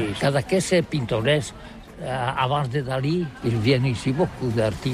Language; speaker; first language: French; non-native, learner; Catalan